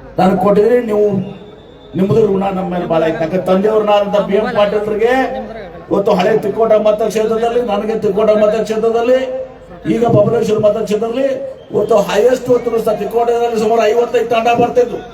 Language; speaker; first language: Kannada; native; Kannada